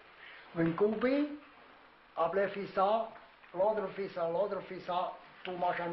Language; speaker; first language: French; non-native, learner; Chinese